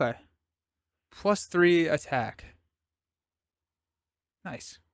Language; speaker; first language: English; native; English